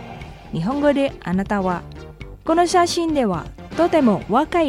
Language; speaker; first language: Japanese; non-native, fluent; Indonesian